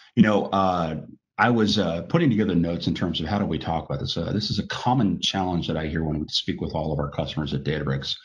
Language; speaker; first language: English; native; English